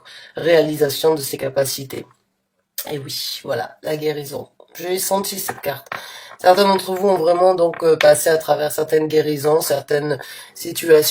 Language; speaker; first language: French; native; French